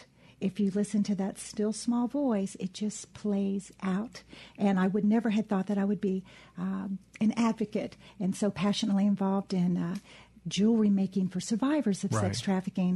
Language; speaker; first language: English; native; English